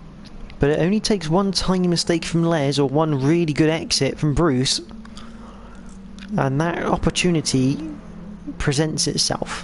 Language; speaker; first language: English; native; English